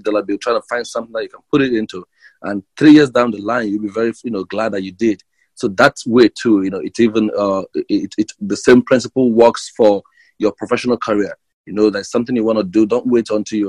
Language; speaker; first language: English; non-native, local second language; Igbo